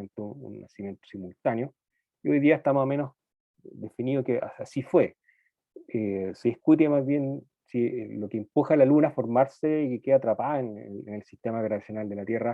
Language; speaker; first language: Spanish; native; Spanish